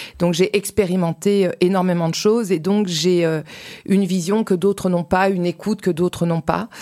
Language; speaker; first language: French; native; French